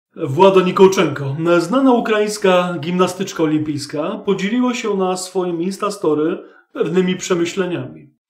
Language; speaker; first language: Polish; native; Polish